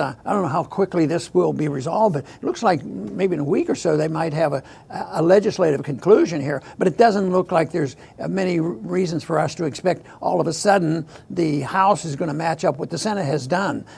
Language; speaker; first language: English; native; English